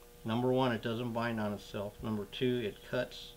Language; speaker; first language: English; native; English